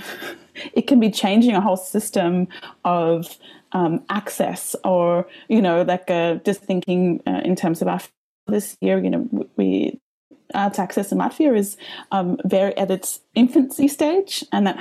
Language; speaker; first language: English; native; English